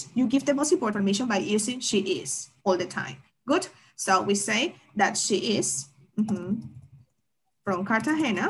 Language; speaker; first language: English; non-native, fluent; Spanish